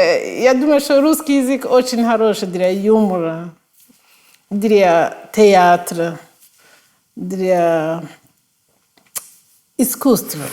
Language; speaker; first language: Russian; non-native, fluent; Kinyarwanda